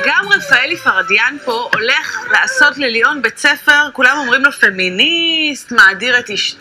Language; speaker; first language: Hebrew; native; Hebrew